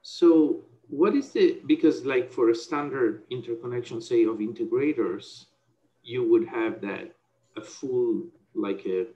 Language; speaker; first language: English; non-native, fluent; Italian